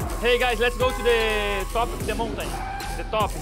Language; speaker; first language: English; non-native, learner; Portuguese